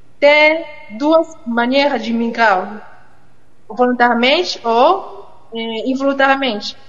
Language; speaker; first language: Portuguese; non-native, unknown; French